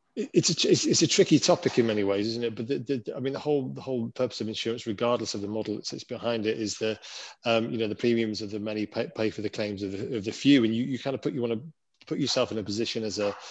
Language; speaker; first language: English; native; English